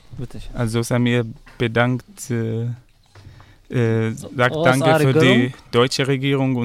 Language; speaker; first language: German; non-native, fluent; Arabic